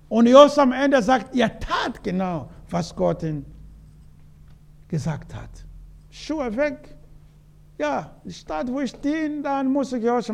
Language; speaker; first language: German; non-native, learner; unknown